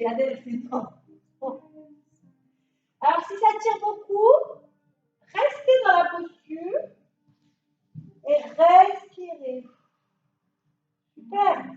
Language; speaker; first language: French; native; French